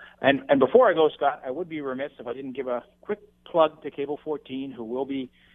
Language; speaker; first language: English; native; English